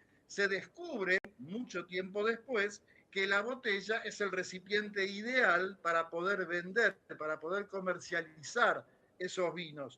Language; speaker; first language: Spanish; native; Spanish